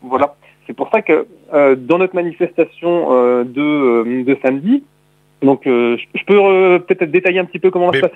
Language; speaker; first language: French; native; French